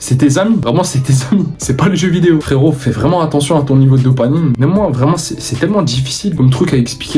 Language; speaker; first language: French; native; French